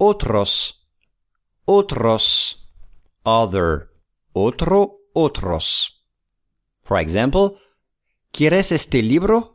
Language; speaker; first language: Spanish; non-native, fluent; English